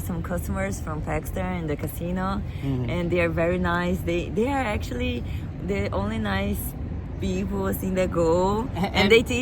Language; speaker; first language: English; non-native, fluent; Portuguese